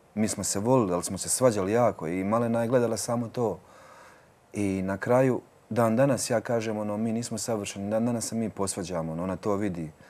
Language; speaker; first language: Croatian; native; Croatian